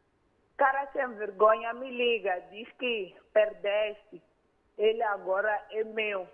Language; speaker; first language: Portuguese; non-native, local second language; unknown